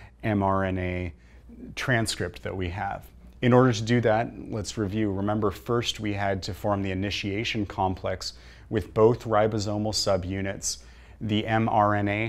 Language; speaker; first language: English; native; English